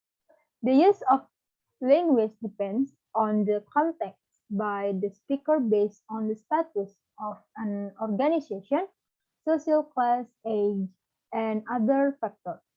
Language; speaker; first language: English; non-native, learner; Balinese